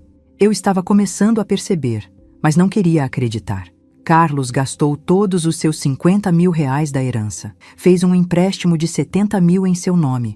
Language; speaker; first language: Portuguese; native; Portuguese